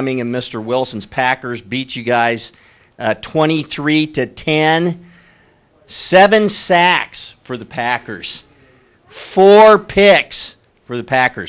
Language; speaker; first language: English; native; English